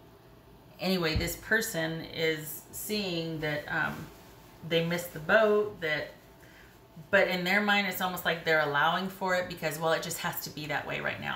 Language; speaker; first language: English; native; English